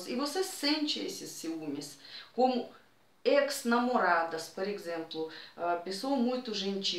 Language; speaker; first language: Portuguese; non-native, fluent; Russian